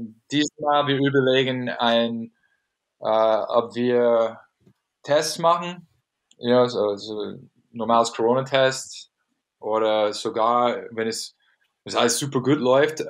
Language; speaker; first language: German; non-native, fluent; English